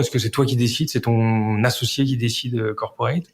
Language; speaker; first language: French; native; French